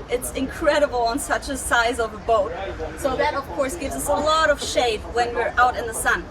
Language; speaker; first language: English; non-native, fluent; German